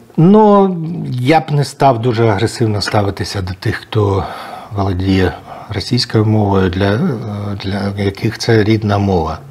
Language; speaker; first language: Ukrainian; non-native, local second language; Russian